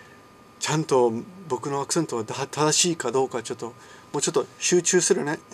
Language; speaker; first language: Japanese; non-native, fluent; English